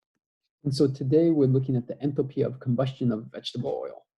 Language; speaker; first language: English; native; English